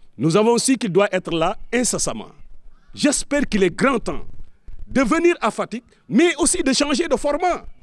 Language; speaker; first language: French; non-native, local second language; Serer